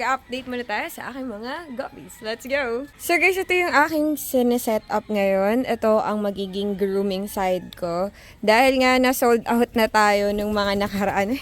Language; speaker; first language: Filipino; native; Filipino